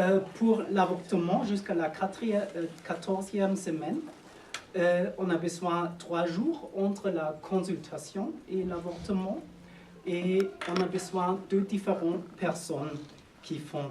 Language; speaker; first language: French; non-native, learner; German